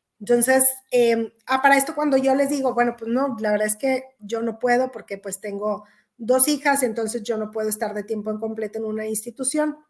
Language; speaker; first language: Spanish; native; Spanish